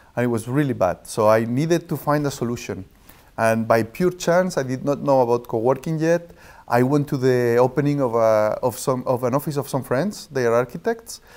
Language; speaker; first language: English; non-native, fluent; Spanish